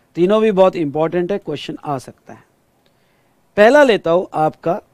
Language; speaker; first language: Hindi; non-native, local second language; Marathi